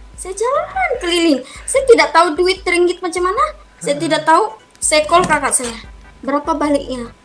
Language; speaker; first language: Indonesian; native; Indonesian